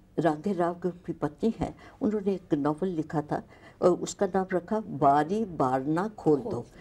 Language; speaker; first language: Urdu; non-native, local second language; Punjabi